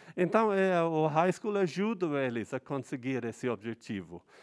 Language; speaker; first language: Portuguese; non-native, fluent; English